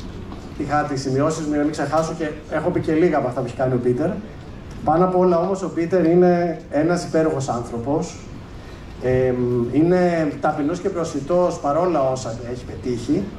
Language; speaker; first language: Greek; native; Greek